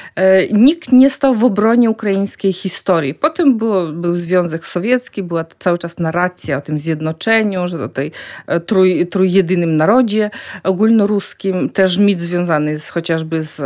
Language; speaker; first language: Polish; non-native, fluent; Ukrainian